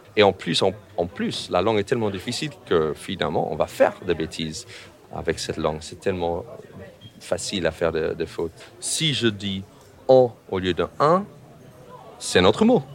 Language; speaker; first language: French; non-native, fluent; English